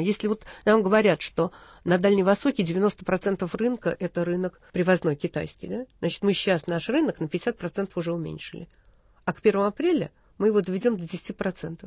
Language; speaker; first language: Russian; native; Russian